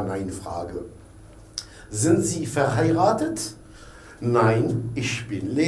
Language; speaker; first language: German; non-native, fluent; Arabic